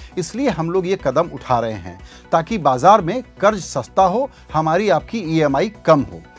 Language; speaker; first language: Hindi; native; Hindi